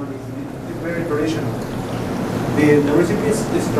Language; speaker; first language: English; non-native, learner; Spanish